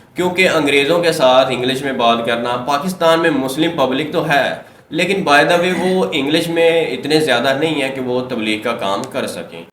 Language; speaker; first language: Urdu; native; Urdu